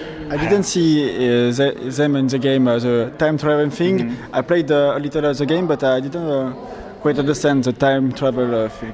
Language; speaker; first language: English; non-native, fluent; French